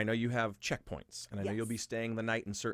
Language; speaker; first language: English; native; English